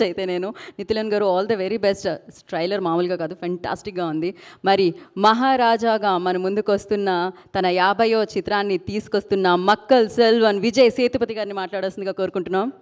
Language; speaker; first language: Telugu; native; Telugu